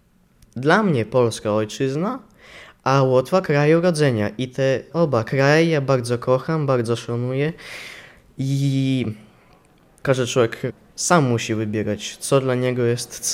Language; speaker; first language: Polish; non-native, local second language; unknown